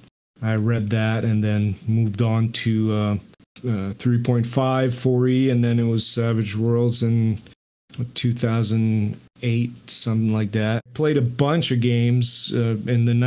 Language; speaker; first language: English; non-native, fluent; French